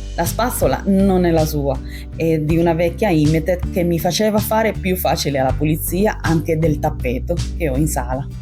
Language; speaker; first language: Italian; non-native, fluent; Spanish